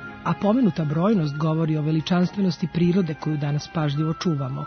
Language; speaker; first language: Serbian; native; Serbian